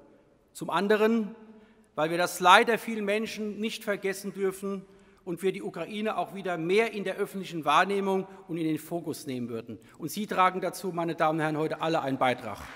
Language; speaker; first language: German; native; German